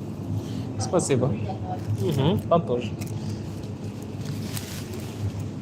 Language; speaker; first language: Russian; non-native, learner; Shona